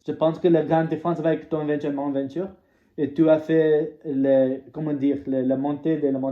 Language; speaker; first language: French; non-native, learner; English